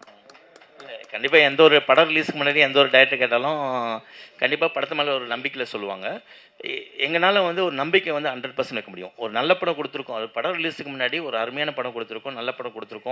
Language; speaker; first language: Tamil; native; Tamil